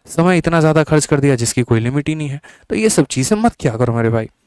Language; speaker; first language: Hindi; native; Hindi